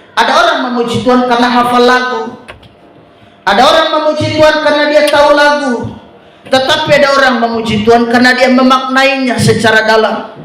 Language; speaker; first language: Indonesian; native; Indonesian